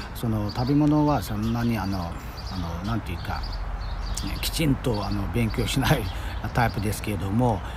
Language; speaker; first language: Japanese; non-native, fluent; Chinese